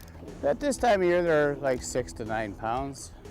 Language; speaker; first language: English; native; English